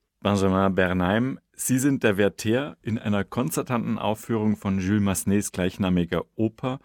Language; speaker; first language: German; native; German